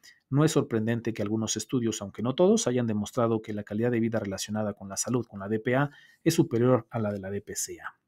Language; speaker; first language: Spanish; native; Spanish